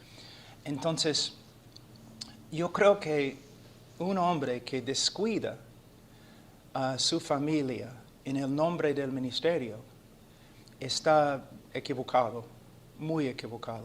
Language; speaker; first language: Spanish; non-native, fluent; English